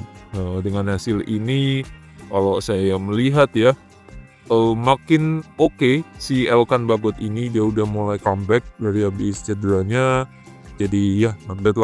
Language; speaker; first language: Indonesian; native; Indonesian